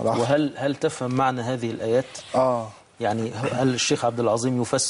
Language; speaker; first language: Arabic; native; Arabic